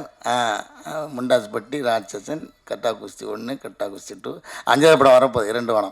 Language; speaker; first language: Tamil; native; Tamil